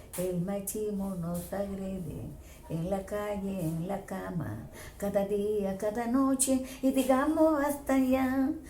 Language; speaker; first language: Spanish; non-native, local second language; Quechua